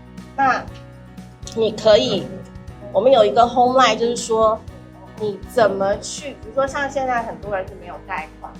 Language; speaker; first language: Chinese; native; Chinese